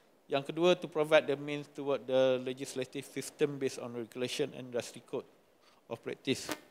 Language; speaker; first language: English; non-native, local second language; Malay